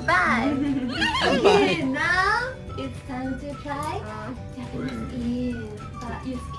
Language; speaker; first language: English; non-native, fluent; French